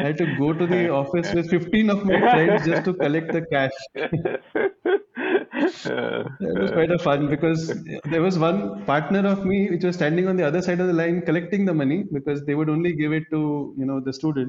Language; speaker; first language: English; non-native, local second language; Bangla